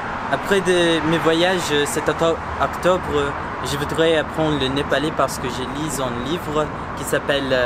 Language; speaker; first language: French; non-native, fluent; English